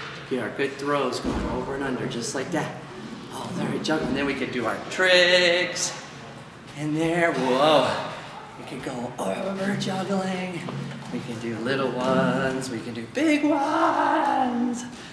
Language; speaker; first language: English; native; English